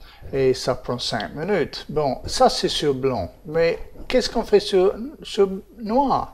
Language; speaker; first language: French; non-native, fluent; English